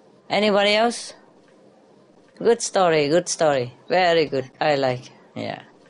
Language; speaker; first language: English; non-native, fluent; Vietnamese